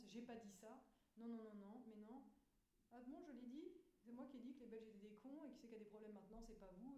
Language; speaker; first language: French; native; French